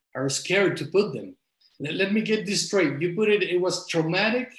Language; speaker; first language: English; non-native, fluent; Spanish